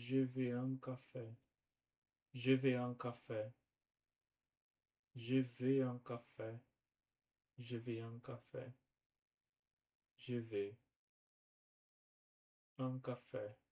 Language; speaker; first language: French; non-native, learner; Portuguese